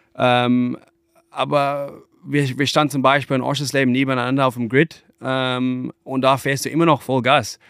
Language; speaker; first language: German; non-native, fluent; English